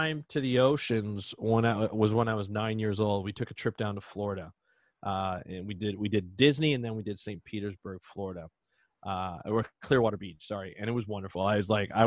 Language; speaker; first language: English; native; English